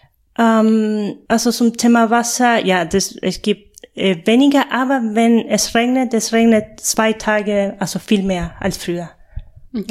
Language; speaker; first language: German; non-native, fluent; Spanish